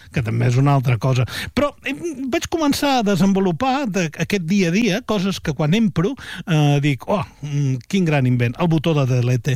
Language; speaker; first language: Catalan; native; Catalan